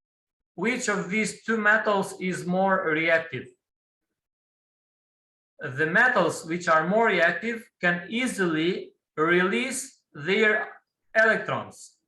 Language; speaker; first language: English; non-native, fluent; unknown